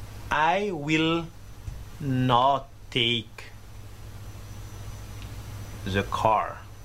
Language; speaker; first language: English; non-native, fluent; French